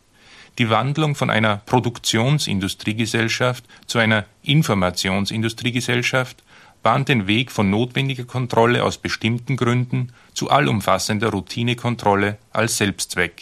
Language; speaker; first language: German; native; German